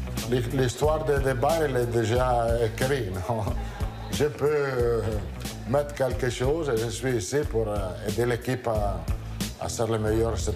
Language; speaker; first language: French; non-native, learner; Italian